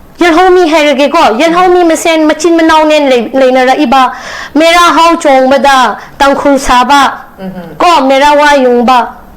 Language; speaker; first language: Manipuri; native; Manipuri